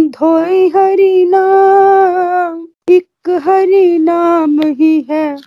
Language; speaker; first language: Hindi; native; Hindi